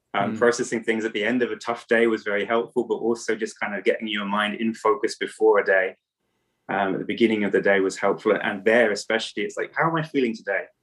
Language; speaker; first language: English; native; English